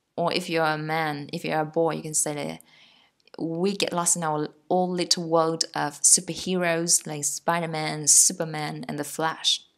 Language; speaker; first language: English; non-native, fluent; Vietnamese